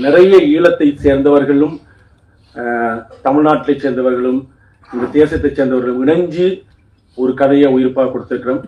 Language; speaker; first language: Tamil; native; Tamil